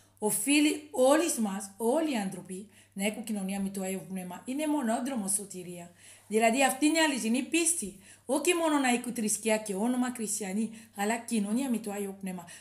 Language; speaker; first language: Greek; non-native, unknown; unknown